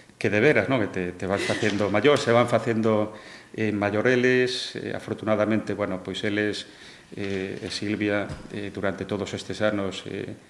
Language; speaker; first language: Galician; native; Galician